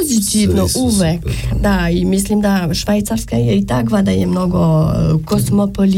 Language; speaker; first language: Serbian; non-native, learner; French